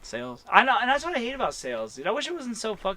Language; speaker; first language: English; native; English